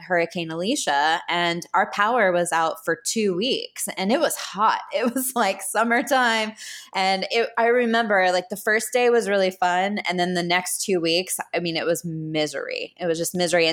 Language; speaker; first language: English; native; English